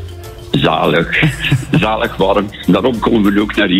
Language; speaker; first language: Dutch; native; Dutch